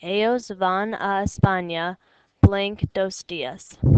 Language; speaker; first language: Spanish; non-native, learner; English